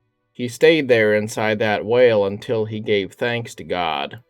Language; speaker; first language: English; native; English